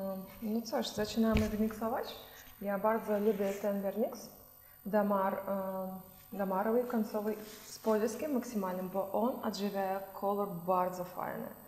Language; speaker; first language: Polish; non-native, learner; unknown